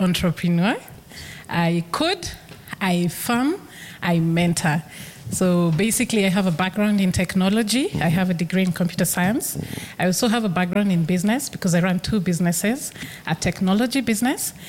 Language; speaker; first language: English; non-native, local second language; Kikuyu